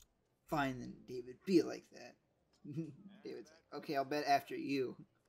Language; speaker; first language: English; native; English